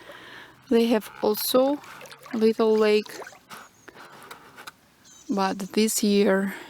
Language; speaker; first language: English; non-native, learner; Russian